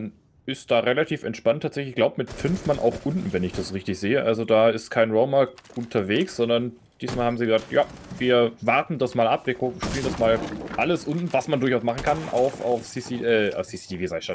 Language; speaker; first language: German; native; German